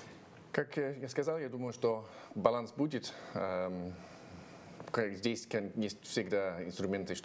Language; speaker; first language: Russian; non-native, fluent; English